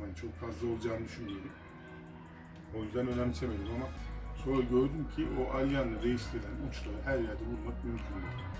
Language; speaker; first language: Turkish; native; Turkish